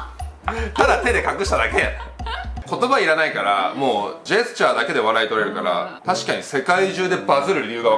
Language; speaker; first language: Japanese; native; Japanese